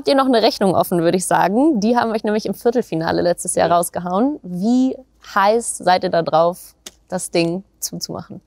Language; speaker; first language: German; native; German